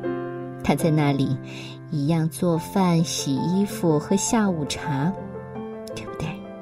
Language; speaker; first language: Chinese; native; Chinese